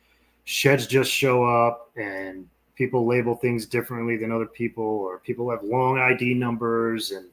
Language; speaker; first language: English; native; English